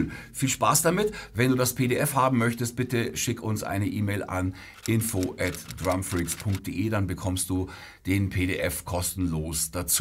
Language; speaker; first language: German; native; German